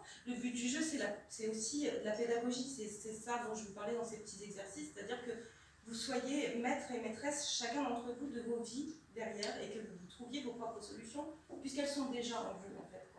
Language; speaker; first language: French; native; French